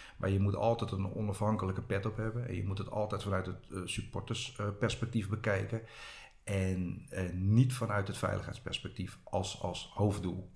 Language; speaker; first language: Dutch; native; Dutch